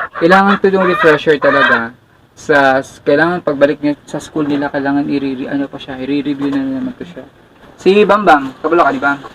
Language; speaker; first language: Filipino; non-native, local second language; Cebuano